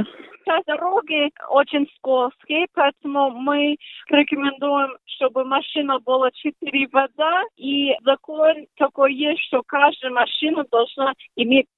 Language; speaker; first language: Russian; early bilingual, heritage; Russian